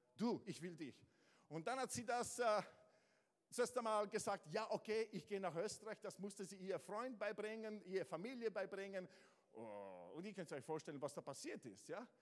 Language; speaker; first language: German; non-native, fluent; Italian